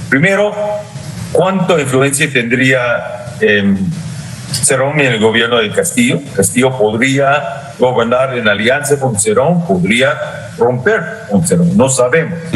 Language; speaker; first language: Spanish; non-native, fluent; English